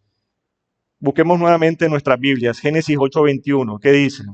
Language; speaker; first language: Spanish; native; Spanish